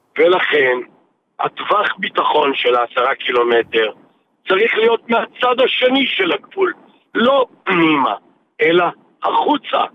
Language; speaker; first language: Hebrew; native; Hebrew